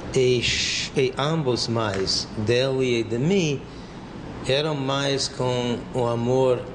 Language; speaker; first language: Portuguese; non-native, fluent; English